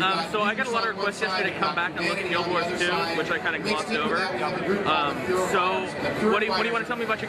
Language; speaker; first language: English; native; English